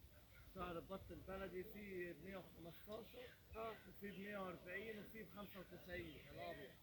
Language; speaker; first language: Arabic; native; Arabic